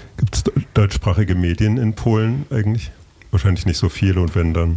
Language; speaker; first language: German; native; German